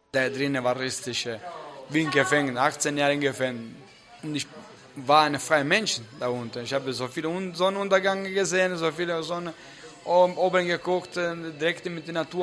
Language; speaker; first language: German; early bilingual, other home language; Italian